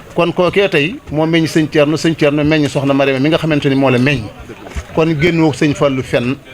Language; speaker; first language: Wolof; native; Wolof